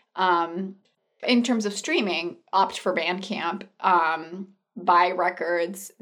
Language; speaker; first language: English; non-native, fluent; Spanish